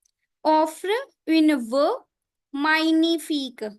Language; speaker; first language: French; non-native, fluent; Punjabi